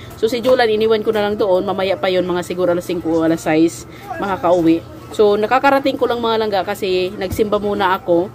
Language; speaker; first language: Filipino; non-native, local second language; Cebuano